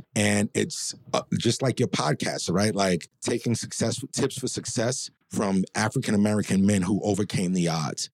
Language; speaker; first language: English; native; English